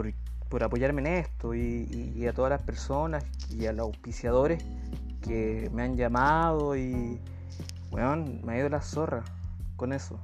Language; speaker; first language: Spanish; native; Spanish